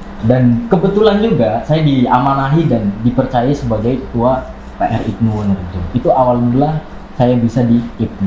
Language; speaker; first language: Indonesian; non-native, local second language; Javanese